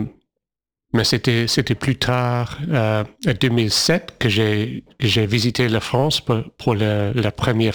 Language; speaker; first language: French; non-native, fluent; English